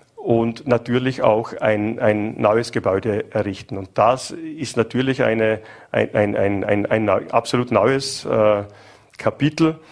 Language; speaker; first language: German; native; German